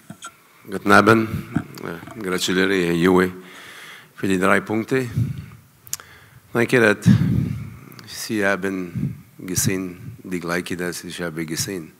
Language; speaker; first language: German; non-native, learner; French